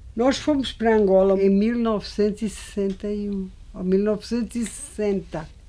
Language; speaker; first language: Portuguese; native; Portuguese